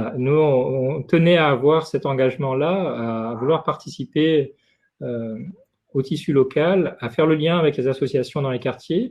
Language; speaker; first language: French; native; French